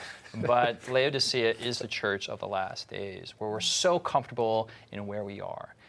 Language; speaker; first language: English; non-native, fluent; German